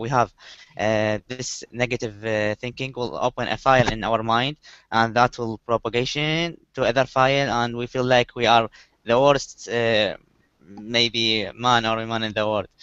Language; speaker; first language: English; non-native, learner; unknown